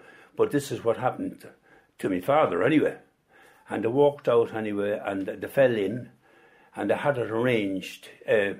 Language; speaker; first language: English; native; English